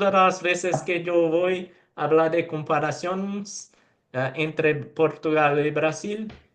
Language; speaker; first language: Spanish; non-native, fluent; Portuguese